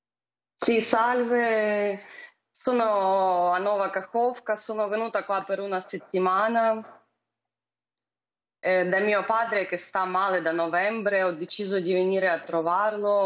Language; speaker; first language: Italian; non-native, fluent; Ukrainian